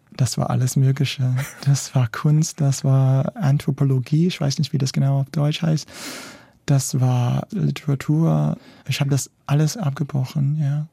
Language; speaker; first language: German; non-native, fluent; English